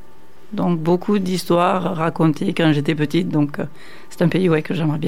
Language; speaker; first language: French; native; French